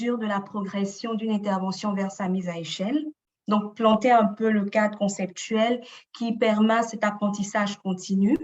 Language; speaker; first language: French; native; French